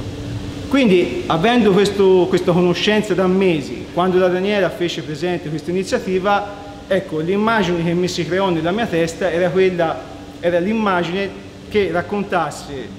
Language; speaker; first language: Italian; native; Italian